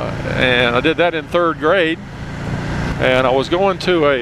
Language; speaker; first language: English; native; English